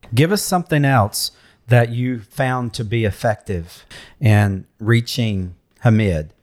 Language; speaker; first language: English; native; English